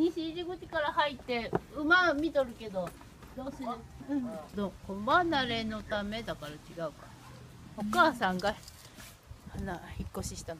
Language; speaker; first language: Japanese; native; Japanese